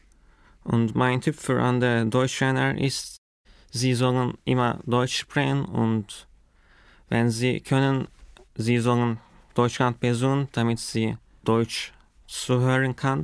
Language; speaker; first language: German; non-native, learner; Turkish